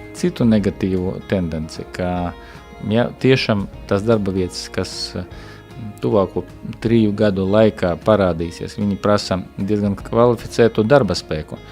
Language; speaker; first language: Latvian; non-native, local second language; Russian